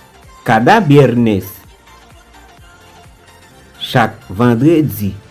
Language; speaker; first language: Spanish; non-native, learner; Haitian Creole